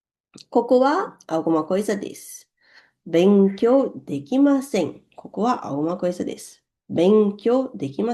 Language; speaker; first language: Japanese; non-native, learner; Portuguese